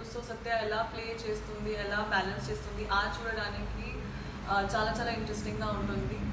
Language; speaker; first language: Telugu; non-native, learner; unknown